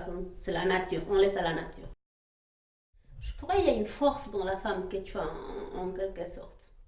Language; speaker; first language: French; non-native, fluent; Quechua